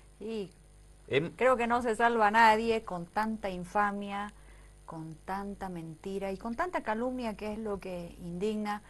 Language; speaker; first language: Spanish; native; Spanish